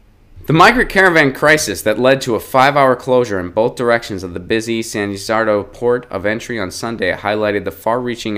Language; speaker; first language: English; native; English